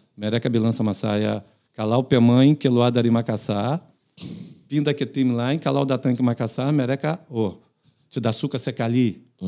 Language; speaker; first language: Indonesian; non-native, fluent; Portuguese